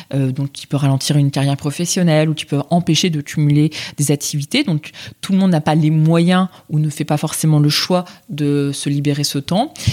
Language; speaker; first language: French; native; French